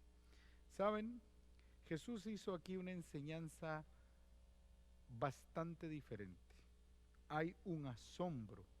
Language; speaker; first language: Spanish; native; Spanish